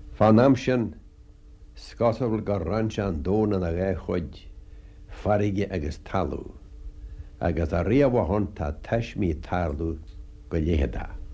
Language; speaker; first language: Irish; native; Irish